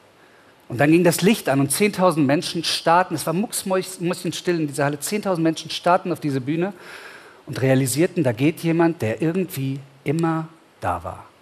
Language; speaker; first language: German; native; German